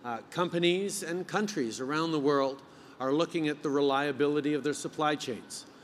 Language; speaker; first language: English; early bilingual, other home language; French